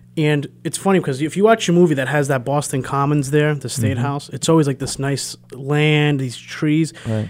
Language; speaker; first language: English; early bilingual, other home language; Portuguese